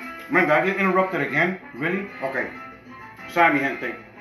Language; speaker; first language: English; early bilingual, other home language; Spanish